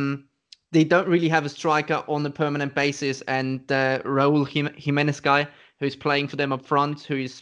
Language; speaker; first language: English; non-native, fluent; German